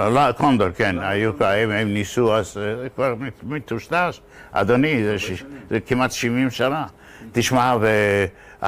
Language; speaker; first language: Hebrew; non-native, fluent; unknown